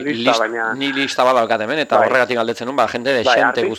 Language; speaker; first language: Basque; native; Basque